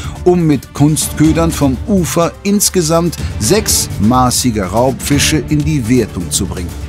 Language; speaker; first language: German; native; German